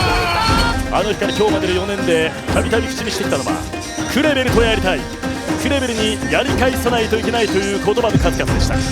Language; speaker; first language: Japanese; native; Japanese